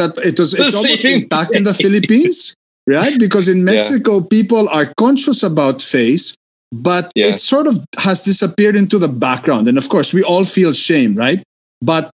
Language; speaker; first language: English; non-native, fluent; Spanish